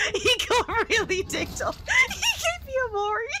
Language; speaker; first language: English; native; English